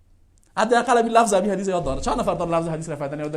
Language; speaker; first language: Persian; native; Persian